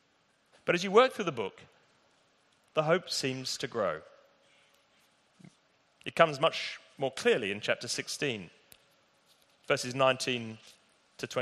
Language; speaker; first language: English; native; English